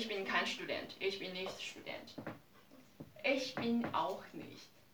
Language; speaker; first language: German; non-native, learner; Chinese